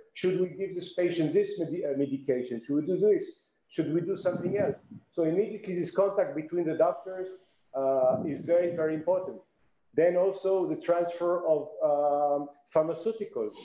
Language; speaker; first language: English; non-native, fluent; Hebrew